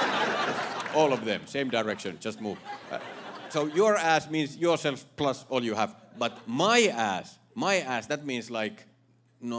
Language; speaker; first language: English; non-native, fluent; Finnish